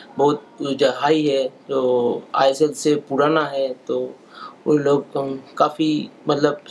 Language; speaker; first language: Hindi; non-native, local second language; Bangla